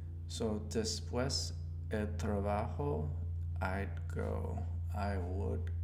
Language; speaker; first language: Spanish; non-native, learner; English